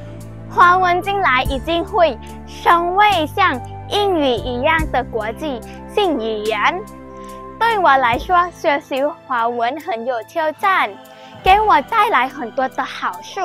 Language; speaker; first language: Chinese; non-native, learner; Thai